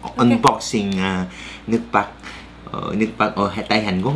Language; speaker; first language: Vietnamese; non-native, learner; Korean